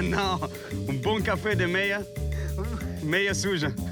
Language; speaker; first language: Portuguese; non-native, learner; French